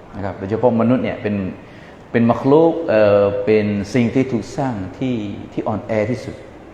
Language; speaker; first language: Thai; non-native, local second language; Malay